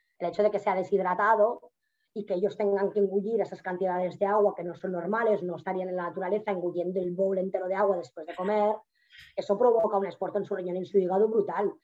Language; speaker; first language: Spanish; native; Spanish